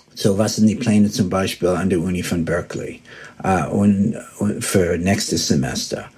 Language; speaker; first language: German; early bilingual, heritage; German